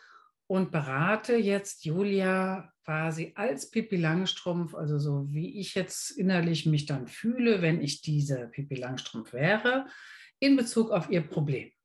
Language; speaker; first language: German; native; German